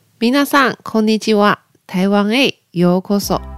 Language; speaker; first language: Japanese; non-native, learner; Chinese